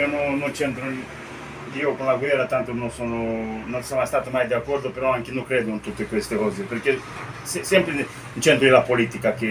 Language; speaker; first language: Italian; non-native, learner; Romanian